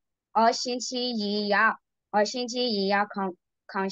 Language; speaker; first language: Chinese; non-native, learner; Burmese